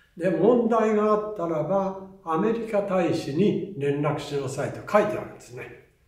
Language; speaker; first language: Japanese; native; Japanese